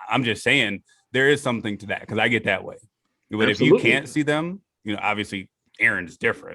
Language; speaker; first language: English; native; English